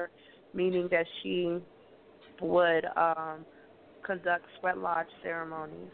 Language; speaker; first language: English; native; English